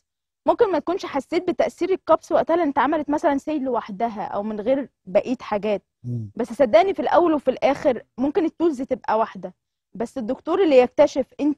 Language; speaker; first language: Arabic; native; Arabic